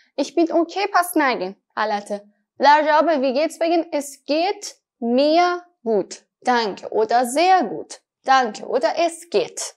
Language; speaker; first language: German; non-native, fluent; Persian